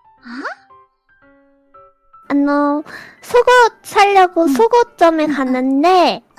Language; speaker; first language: Japanese; non-native, fluent; Korean